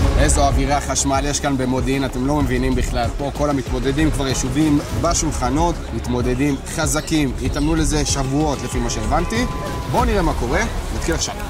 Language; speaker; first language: Hebrew; native; Hebrew